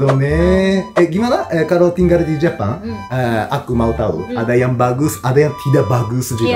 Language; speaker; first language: Indonesian; non-native, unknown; Japanese